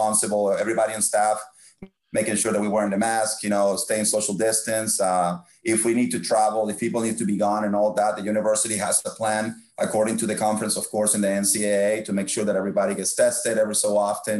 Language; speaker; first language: English; non-native, fluent; Spanish